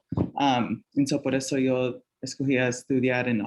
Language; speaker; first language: Spanish; early bilingual, heritage; Spanish